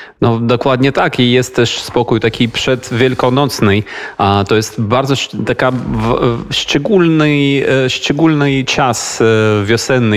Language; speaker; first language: Polish; non-native, fluent; Ukrainian